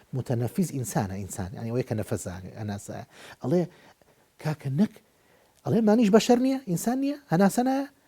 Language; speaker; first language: Central Kurdish; native; Central Kurdish